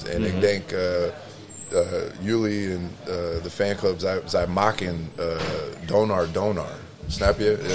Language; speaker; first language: Dutch; non-native, learner; English